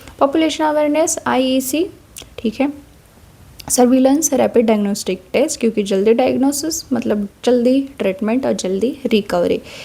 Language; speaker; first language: Hindi; non-native, local second language; Marathi